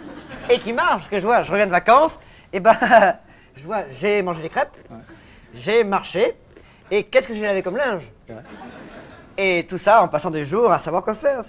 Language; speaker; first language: French; native; French